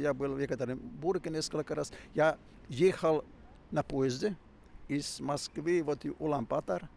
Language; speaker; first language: Russian; non-native, fluent; Finnish